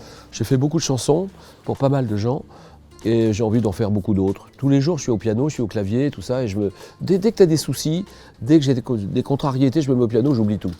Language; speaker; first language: French; native; French